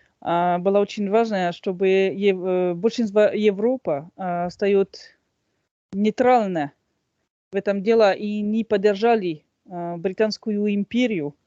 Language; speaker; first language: Russian; non-native, fluent; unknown